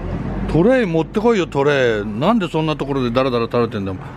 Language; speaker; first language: Japanese; native; Japanese